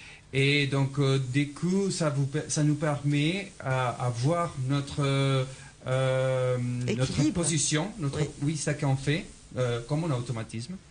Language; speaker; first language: French; non-native, fluent; Spanish